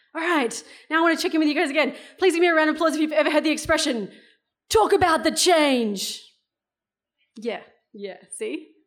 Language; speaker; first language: English; native; English